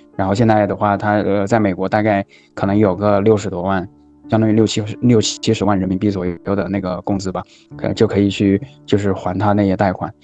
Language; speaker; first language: Chinese; native; Chinese